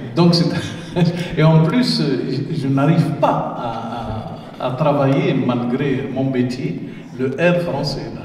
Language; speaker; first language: French; non-native, local second language; Arabic